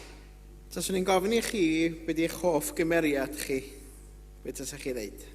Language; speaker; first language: Welsh; native; Welsh